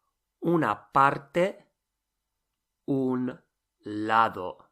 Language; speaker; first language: Spanish; non-native, fluent; English